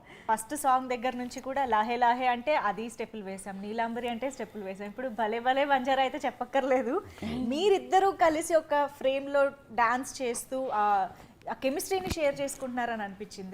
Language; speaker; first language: Telugu; native; Telugu